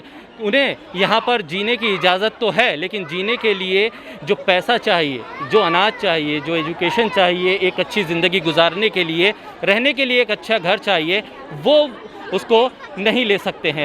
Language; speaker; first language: Hindi; native; Hindi